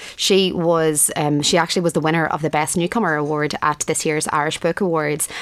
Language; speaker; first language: English; native; English